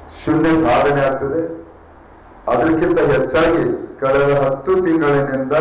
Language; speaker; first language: Kannada; native; Kannada